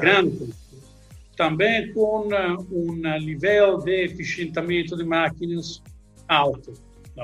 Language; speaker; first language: Portuguese; non-native, learner; Italian